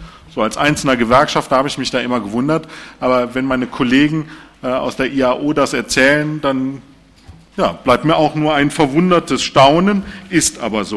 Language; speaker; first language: German; native; German